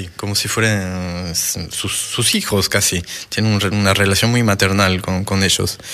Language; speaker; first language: Spanish; non-native, fluent; French